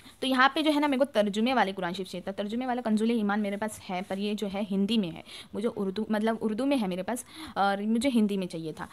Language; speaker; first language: Urdu; native; Urdu